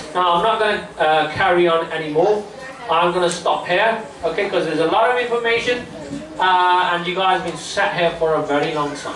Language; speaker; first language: English; early bilingual, other home language; Punjabi